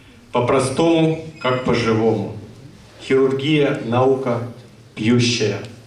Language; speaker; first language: Russian; native; Russian